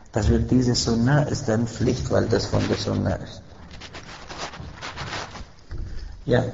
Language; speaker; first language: German; non-native, fluent; Arabic